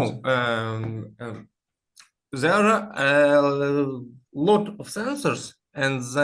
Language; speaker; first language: English; non-native, learner; Ukrainian